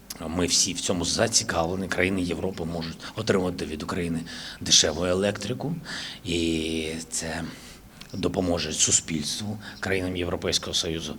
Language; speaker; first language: Ukrainian; native; Ukrainian